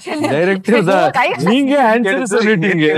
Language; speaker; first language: Tamil; non-native, local second language; Kannada